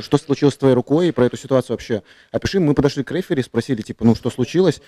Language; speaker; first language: Russian; native; Russian